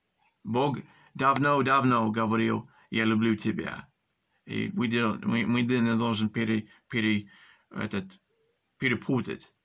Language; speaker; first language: Russian; early bilingual, heritage; English